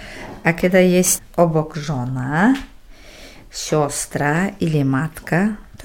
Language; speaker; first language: Polish; non-native, learner; Chechen